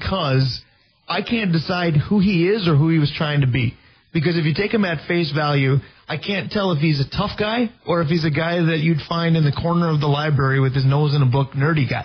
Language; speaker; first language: English; native; English